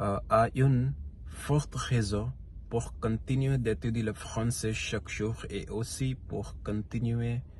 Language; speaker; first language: French; non-native, learner; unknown